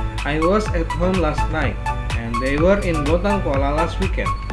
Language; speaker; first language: English; non-native, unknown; Indonesian